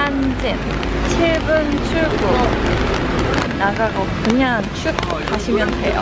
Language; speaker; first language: Korean; non-native, fluent; Japanese